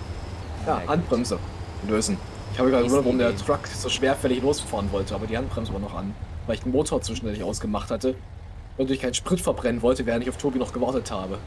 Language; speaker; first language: German; native; German